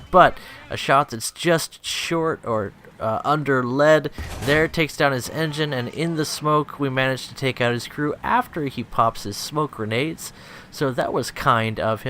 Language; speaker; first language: English; native; English